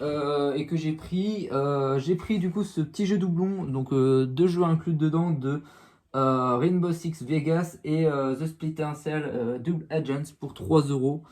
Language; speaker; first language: French; native; French